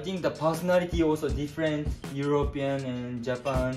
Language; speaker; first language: English; non-native, learner; Japanese